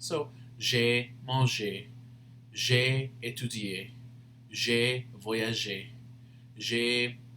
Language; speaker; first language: French; non-native, fluent; English